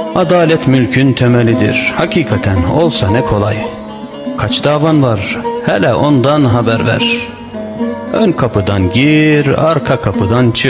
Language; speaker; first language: Turkish; native; Turkish